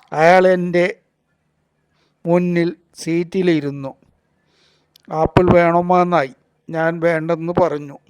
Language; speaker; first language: Malayalam; native; Malayalam